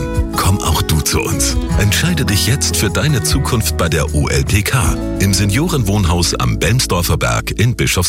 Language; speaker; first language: German; native; German